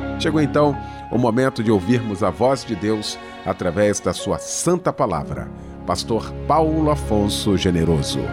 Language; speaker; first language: Portuguese; native; Portuguese